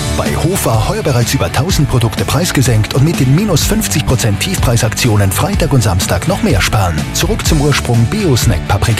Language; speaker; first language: German; native; German